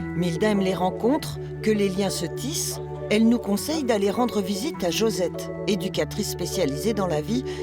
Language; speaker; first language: French; native; French